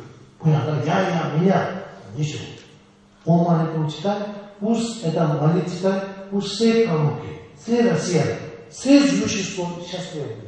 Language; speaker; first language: Russian; non-native, learner; Tibetan